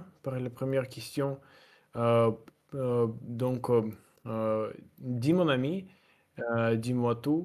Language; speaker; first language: French; non-native, learner; Russian